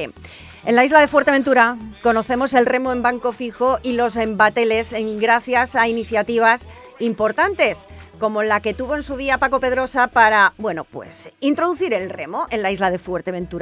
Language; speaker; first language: Spanish; native; Spanish